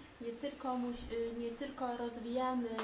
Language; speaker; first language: Polish; non-native, learner; Chinese